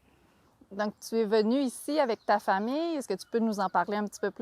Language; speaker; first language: French; native; French